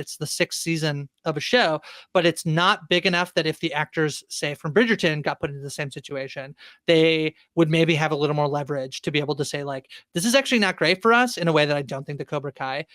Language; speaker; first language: English; native; English